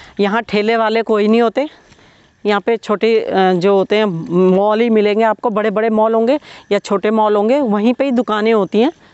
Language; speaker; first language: Hindi; native; Hindi